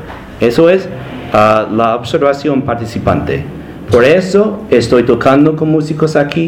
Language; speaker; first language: Spanish; non-native, learner; English